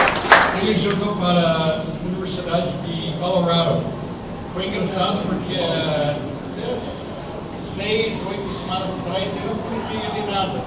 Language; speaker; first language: Portuguese; non-native, fluent; English